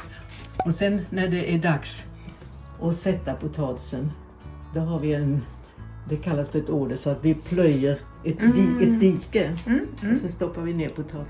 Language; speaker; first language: Swedish; native; Swedish